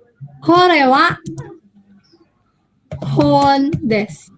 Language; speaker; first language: Japanese; non-native, fluent; Filipino